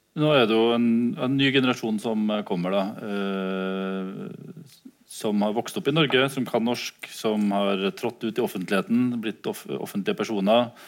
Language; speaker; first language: Norwegian; native; Norwegian